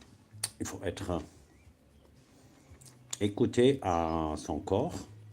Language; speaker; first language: French; non-native, fluent; German